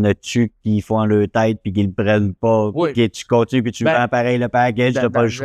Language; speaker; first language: French; native; French